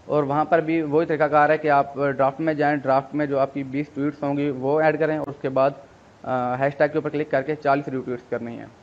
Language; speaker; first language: Urdu; non-native, local second language; Punjabi